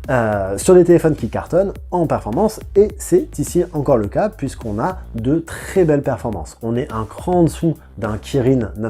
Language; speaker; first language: French; native; French